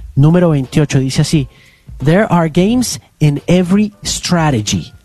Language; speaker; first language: Spanish; native; Spanish